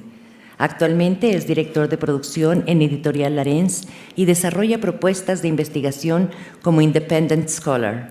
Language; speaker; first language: Spanish; native; Spanish